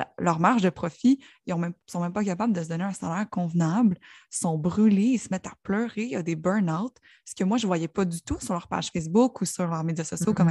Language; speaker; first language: French; native; French